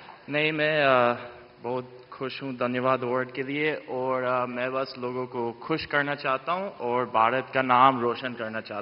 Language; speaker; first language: Hindi; non-native, fluent; English